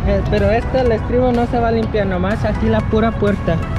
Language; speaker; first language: Spanish; early bilingual, heritage; Spanish